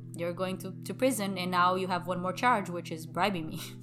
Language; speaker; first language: English; non-native, fluent; Portuguese